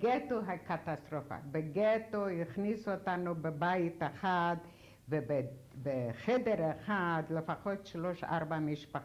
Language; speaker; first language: Hebrew; non-native, fluent; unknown